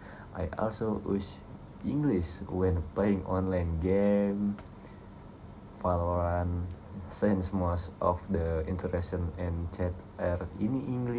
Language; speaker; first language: English; non-native, learner; Indonesian